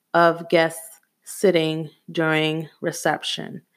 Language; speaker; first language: English; native; English